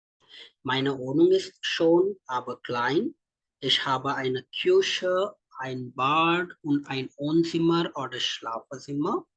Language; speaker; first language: German; non-native, fluent; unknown